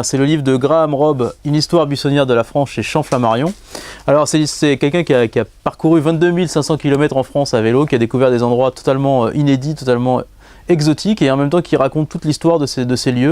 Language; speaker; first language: French; native; French